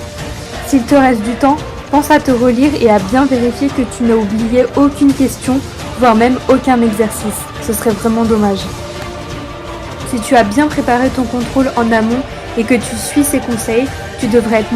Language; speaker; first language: French; native; French